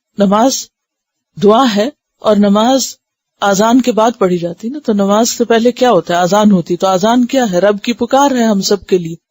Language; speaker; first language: Urdu; native; Urdu